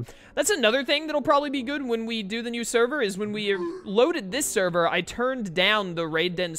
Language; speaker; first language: English; native; English